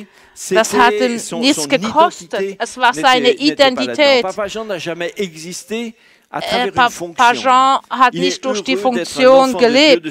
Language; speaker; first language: German; non-native, fluent; French